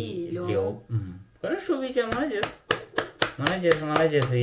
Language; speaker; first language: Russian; non-native, learner; Chinese